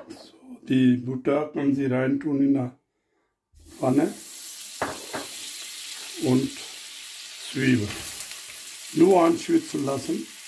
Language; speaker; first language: German; non-native, learner; Urdu